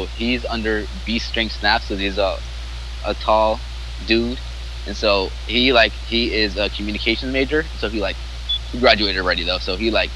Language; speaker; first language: English; non-native, fluent; Arabic